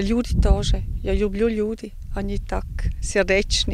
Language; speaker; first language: Russian; non-native, learner; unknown